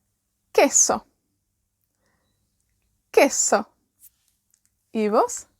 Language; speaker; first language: Spanish; non-native, fluent; Welsh